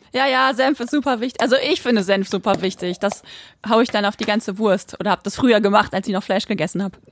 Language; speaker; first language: German; native; German